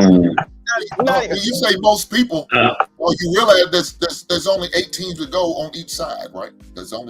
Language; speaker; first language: English; native; English